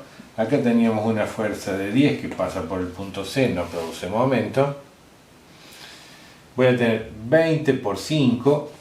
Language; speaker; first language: Spanish; native; Spanish